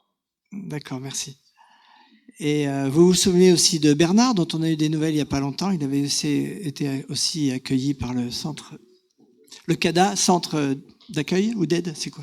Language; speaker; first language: French; native; French